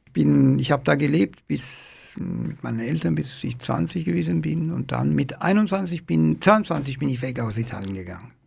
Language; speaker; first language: German; non-native, fluent; Italian